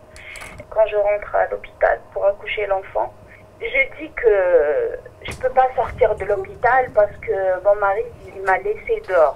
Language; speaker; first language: French; non-native, fluent; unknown